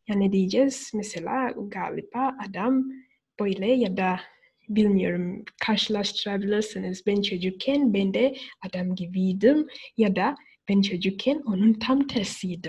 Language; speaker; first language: Turkish; non-native, fluent; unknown